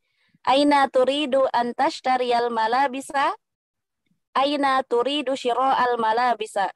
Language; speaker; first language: Arabic; non-native, learner; Indonesian